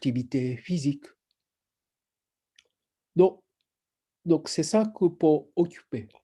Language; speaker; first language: French; non-native, fluent; Japanese